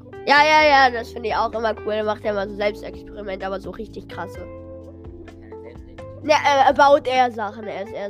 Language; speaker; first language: German; native; German